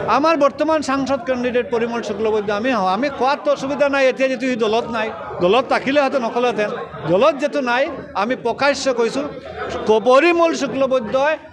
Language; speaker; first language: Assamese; non-native, local second language; Bangla